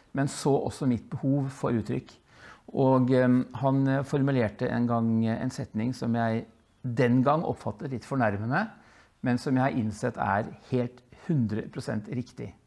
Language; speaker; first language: Norwegian; early bilingual, other home language; Dutch